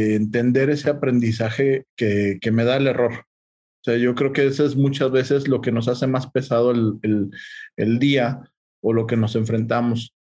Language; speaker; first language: Spanish; native; Spanish